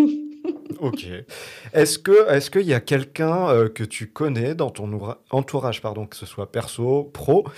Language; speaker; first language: French; native; French